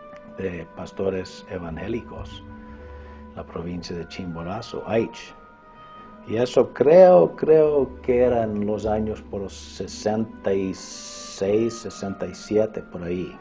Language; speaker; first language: Spanish; non-native, fluent; English